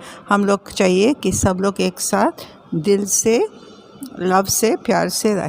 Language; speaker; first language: Hindi; non-native, local second language; English